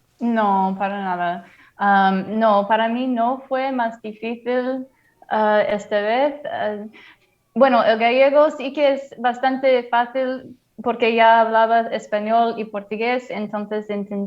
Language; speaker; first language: Spanish; non-native, fluent; English